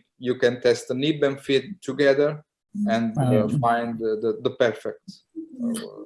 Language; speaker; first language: English; non-native, learner; Italian